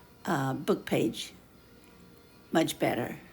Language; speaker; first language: English; native; English